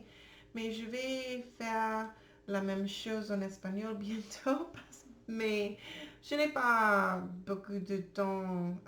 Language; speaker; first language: French; non-native, learner; English